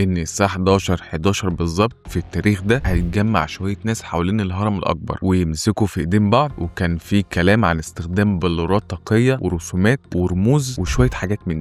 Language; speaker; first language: Arabic; native; Arabic